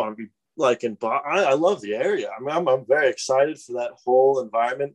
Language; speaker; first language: English; native; English